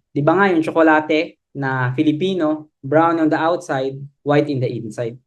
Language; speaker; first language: Filipino; native; Filipino